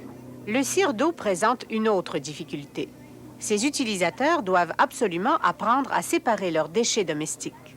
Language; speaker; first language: French; native; French